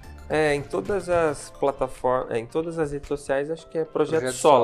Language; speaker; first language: Portuguese; native; Portuguese